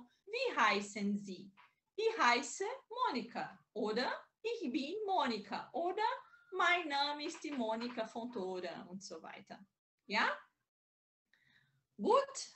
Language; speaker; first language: German; non-native, learner; Portuguese